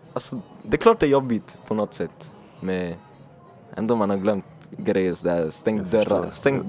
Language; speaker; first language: Swedish; early bilingual, other home language; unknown